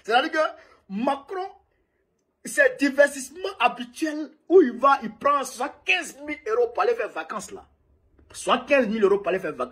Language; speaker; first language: French; non-native, local second language; Bambara